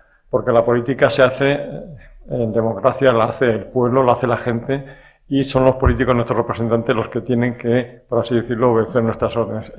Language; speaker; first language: Spanish; native; Spanish